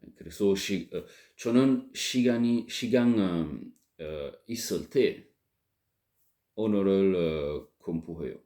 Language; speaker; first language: Korean; non-native, learner; French